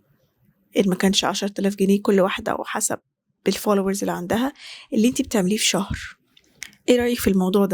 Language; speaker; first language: Arabic; native; Arabic